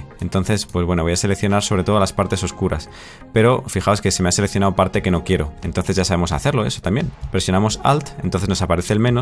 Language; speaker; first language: Spanish; native; Spanish